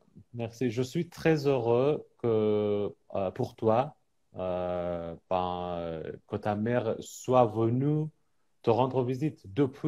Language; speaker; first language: French; non-native, fluent; Persian